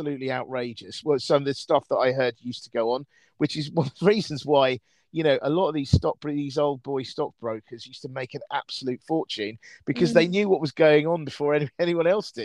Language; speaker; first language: English; native; English